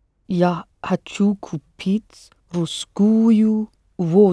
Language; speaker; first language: Russian; non-native, learner; English